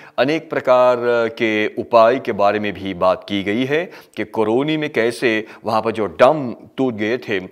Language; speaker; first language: Hindi; early bilingual, heritage; Hindi